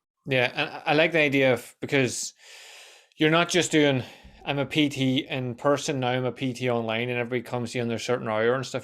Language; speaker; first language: English; native; English